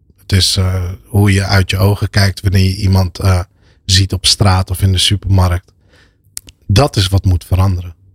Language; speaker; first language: Dutch; early bilingual, other home language; Arabic